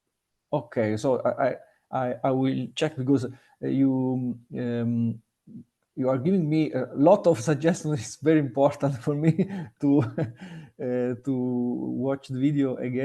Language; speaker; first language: English; non-native, fluent; Italian